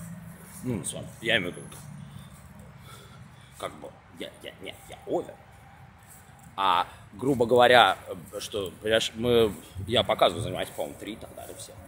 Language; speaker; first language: Russian; native; Russian